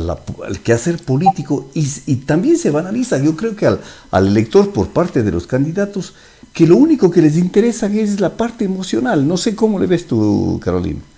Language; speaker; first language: Spanish; native; Spanish